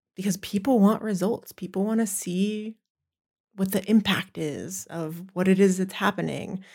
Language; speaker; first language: English; native; English